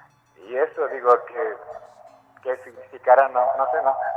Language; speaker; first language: Spanish; non-native, local second language; Quechua